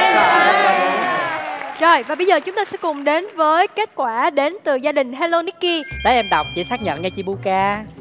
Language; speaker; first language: Vietnamese; native; Vietnamese